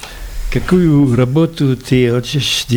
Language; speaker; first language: Russian; non-native, learner; French